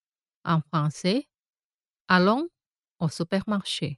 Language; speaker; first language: French; non-native, fluent; Indonesian